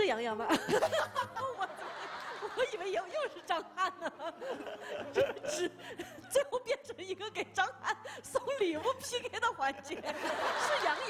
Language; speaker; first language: Chinese; native; Chinese